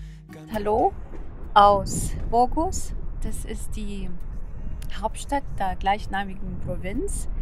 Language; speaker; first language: German; non-native, fluent; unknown